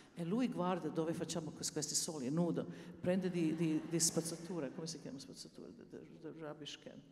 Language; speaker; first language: Italian; non-native, learner; Serbian